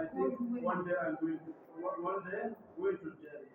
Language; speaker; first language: English; non-native, learner; Arabic